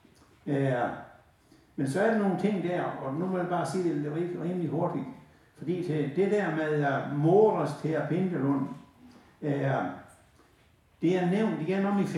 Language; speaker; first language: Danish; native; Danish